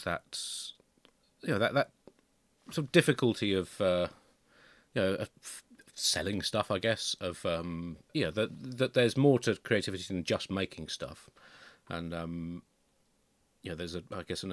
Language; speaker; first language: English; native; English